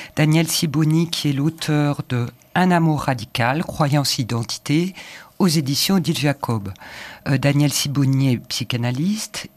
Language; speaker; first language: French; native; French